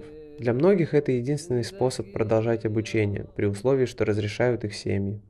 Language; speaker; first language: Russian; native; Russian